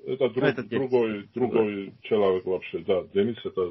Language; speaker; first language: Russian; non-native, fluent; Georgian